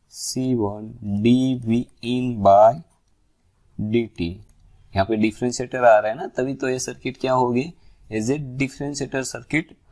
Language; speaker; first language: Hindi; non-native, local second language; Gujarati